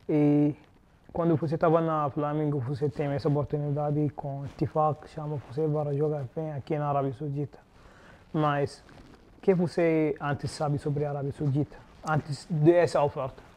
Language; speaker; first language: Portuguese; non-native, learner; Arabic